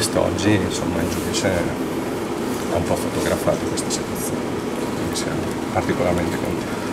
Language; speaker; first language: Italian; native; Italian